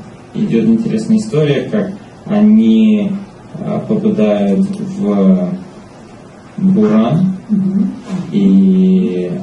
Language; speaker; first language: Russian; early bilingual, heritage; Russian